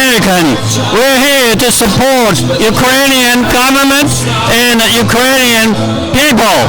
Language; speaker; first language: English; non-native, learner; Chinese